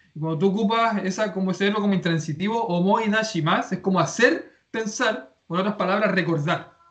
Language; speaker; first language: Spanish; native; Spanish